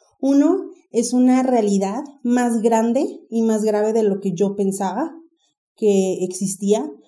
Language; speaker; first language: Spanish; native; Spanish